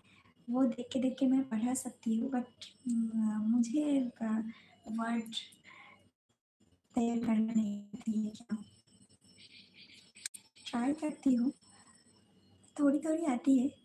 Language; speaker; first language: Hindi; non-native, local second language; Bangla